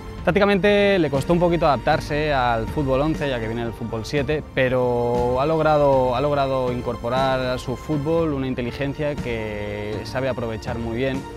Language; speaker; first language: Spanish; native; Spanish